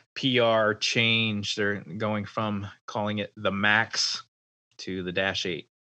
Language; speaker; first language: English; native; English